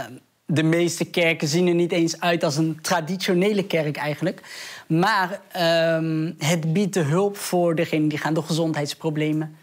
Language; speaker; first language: Dutch; early bilingual, other home language; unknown